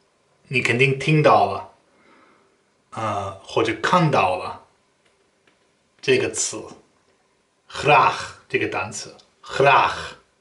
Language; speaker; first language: Chinese; non-native, fluent; Dutch